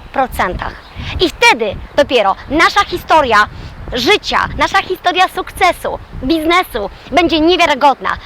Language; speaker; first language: Polish; native; Polish